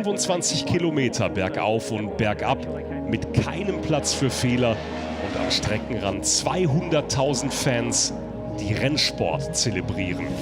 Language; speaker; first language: German; native; German